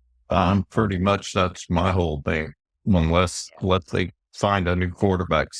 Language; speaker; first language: English; native; English